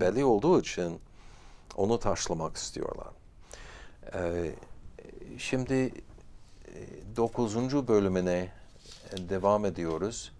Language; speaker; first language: Turkish; non-native, fluent; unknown